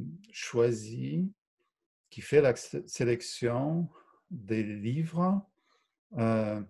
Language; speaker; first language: French; non-native, fluent; Polish